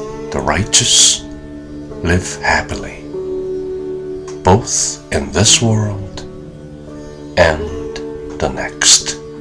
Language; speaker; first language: English; non-native, fluent; Korean